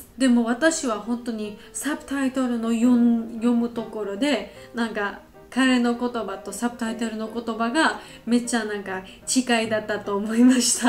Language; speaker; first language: Japanese; non-native, learner; Georgian